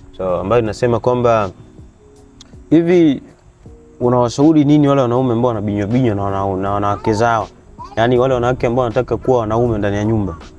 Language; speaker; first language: Swahili; native; Swahili